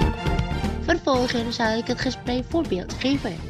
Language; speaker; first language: Dutch; non-native, fluent; Indonesian